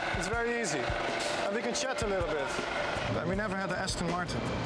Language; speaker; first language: English; non-native, fluent; Dutch